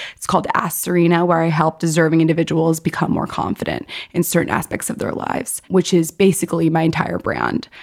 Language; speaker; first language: English; native; English